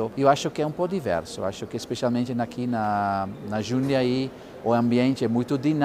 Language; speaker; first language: Portuguese; non-native, fluent; Dutch